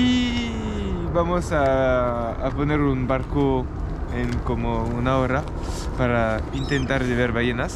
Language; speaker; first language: Spanish; non-native, learner; French